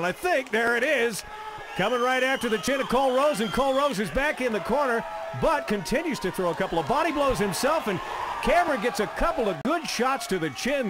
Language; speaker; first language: English; native; English